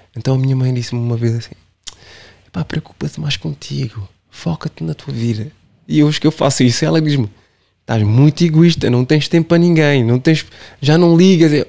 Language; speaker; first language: Portuguese; non-native, local second language; Kabuverdianu